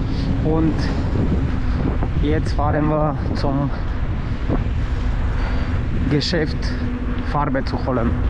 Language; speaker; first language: German; non-native, learner; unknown